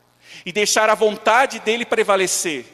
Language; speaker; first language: Portuguese; native; Portuguese